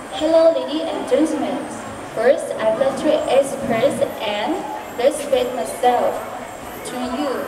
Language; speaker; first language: English; non-native, learner; Hmong